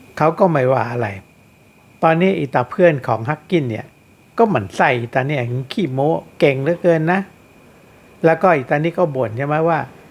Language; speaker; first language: Thai; native; Thai